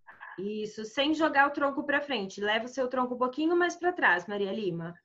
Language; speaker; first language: Portuguese; native; Portuguese